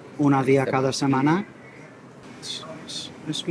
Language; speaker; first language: Spanish; non-native, learner; English